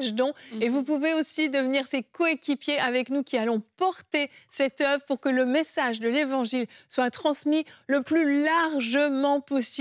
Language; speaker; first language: French; native; French